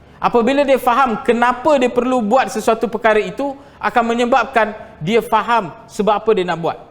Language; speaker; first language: Malay; non-native, local second language; Tamil